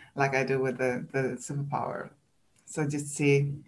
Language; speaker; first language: English; non-native, fluent; Swedish